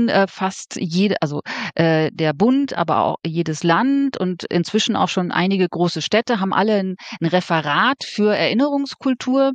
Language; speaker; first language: German; native; German